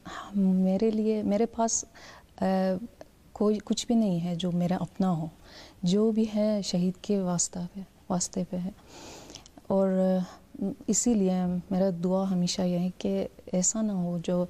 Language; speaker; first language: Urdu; non-native, fluent; Persian